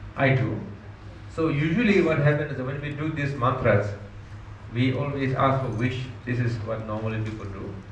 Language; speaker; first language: English; non-native, learner; Nepali